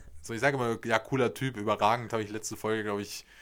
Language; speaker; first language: German; native; German